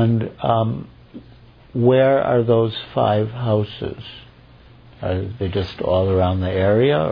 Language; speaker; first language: English; native; English